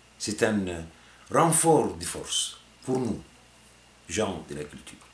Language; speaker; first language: French; non-native, fluent; Arabic